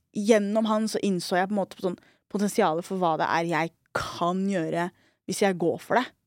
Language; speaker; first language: Norwegian; early bilingual, other home language; Somali